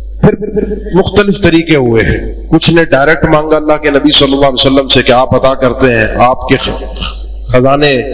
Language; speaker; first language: Urdu; native; Urdu